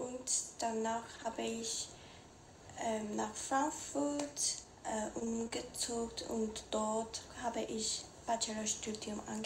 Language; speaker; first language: German; non-native, learner; Korean